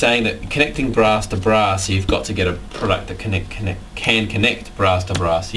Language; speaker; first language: English; native; English